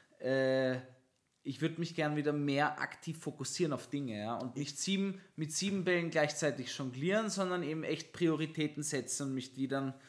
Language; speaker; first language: German; native; German